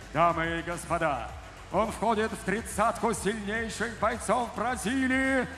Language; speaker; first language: Russian; native; Russian